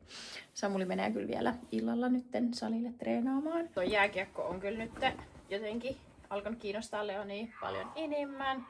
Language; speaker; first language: Finnish; native; Finnish